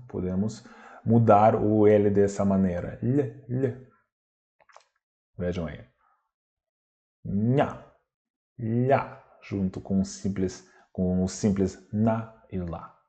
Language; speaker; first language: Portuguese; non-native, fluent; Russian